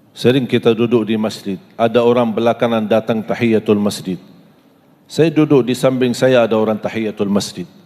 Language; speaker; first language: Malay; non-native, fluent; Arabic